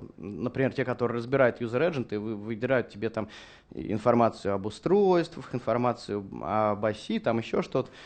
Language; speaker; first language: Russian; native; Russian